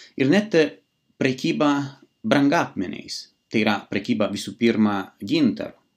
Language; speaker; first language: Lithuanian; non-native, fluent; Italian